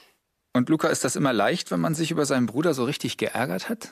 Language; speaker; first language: German; native; German